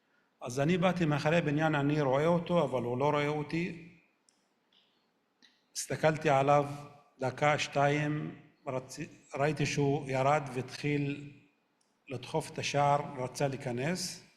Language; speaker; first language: Hebrew; non-native, local second language; Arabic